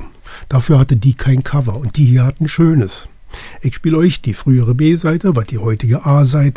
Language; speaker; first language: German; native; German